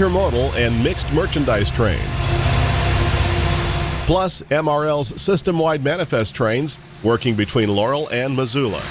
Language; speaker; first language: English; native; English